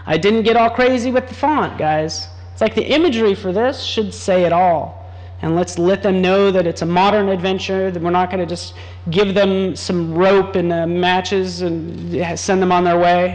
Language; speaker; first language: English; native; English